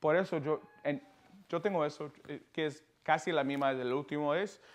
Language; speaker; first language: Spanish; non-native, learner; English